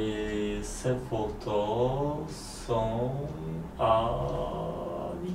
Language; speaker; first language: French; non-native, learner; Polish